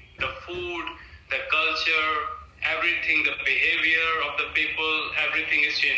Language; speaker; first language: English; non-native, local second language; Hindi